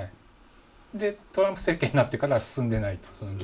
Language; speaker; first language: Japanese; native; Japanese